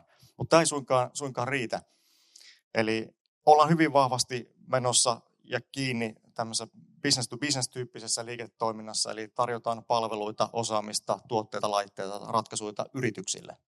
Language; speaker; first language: Finnish; native; Finnish